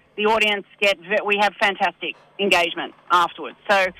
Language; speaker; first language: English; native; English